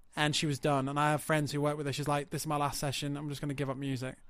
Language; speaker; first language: English; native; English